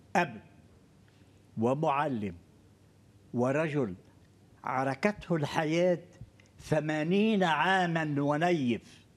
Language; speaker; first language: Arabic; native; Arabic